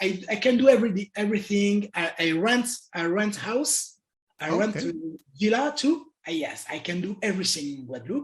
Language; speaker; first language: English; non-native, learner; French